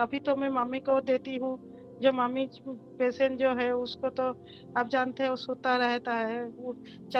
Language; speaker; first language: Hindi; non-native, local second language; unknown